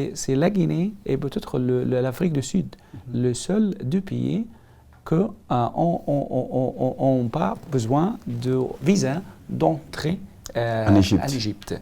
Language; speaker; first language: French; non-native, learner; Arabic